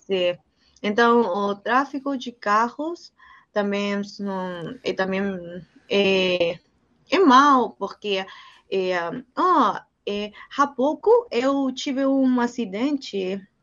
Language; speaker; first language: Portuguese; non-native, learner; Spanish